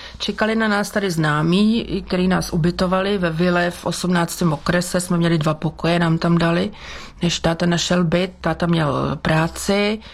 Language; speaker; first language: Czech; native; Czech